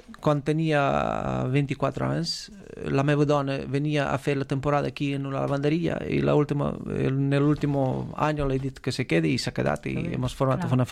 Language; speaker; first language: Catalan; non-native, fluent; Romanian